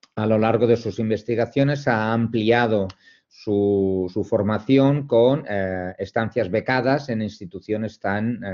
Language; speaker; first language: Spanish; non-native, local second language; Catalan